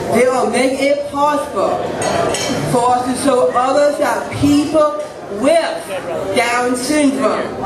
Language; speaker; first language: English; native; English